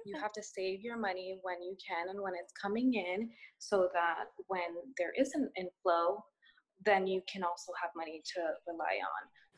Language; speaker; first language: English; early bilingual, other home language; Spanish